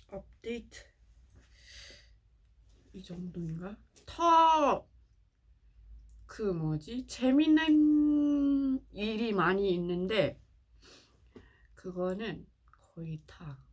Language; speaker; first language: Korean; non-native, learner; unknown